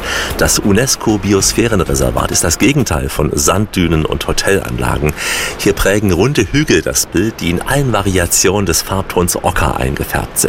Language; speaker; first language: German; native; German